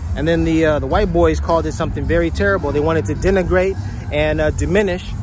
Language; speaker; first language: English; native; English